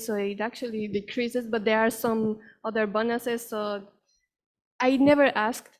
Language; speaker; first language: English; non-native, fluent; Spanish